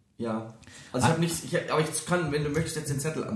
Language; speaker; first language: German; native; German